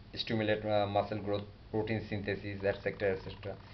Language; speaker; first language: English; non-native, local second language; Bangla